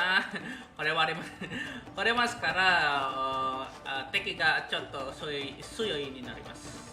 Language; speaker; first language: Japanese; non-native, learner; Indonesian